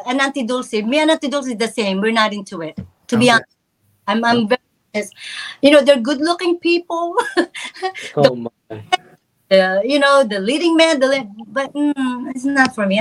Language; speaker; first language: English; non-native, local second language; Filipino